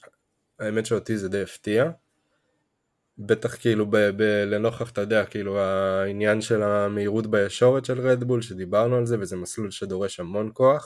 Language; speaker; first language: Hebrew; native; Hebrew